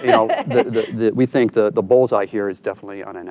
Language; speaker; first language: English; native; English